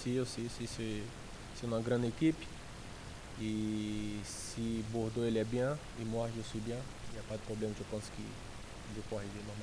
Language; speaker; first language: French; non-native, learner; Portuguese